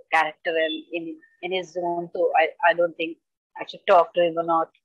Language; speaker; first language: Hindi; native; Hindi